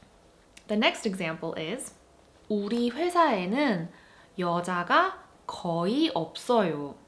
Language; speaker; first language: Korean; non-native, fluent; English